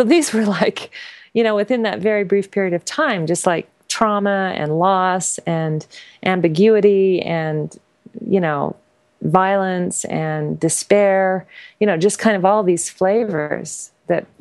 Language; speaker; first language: English; native; English